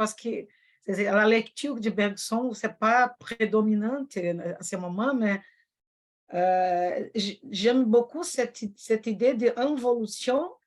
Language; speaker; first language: French; non-native, fluent; Portuguese